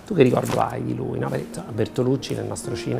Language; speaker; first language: Italian; native; Italian